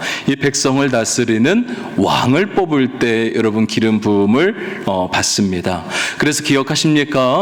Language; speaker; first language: Korean; native; Korean